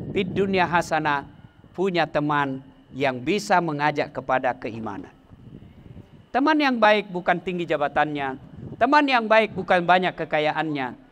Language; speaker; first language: Indonesian; non-native, local second language; Buginese